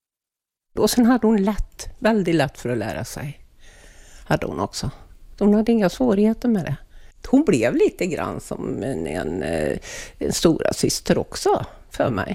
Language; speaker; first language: Swedish; native; Swedish